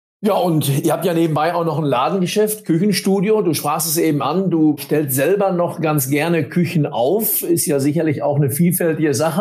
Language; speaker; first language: German; native; German